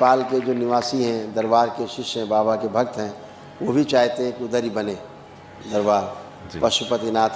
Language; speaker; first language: Hindi; native; Hindi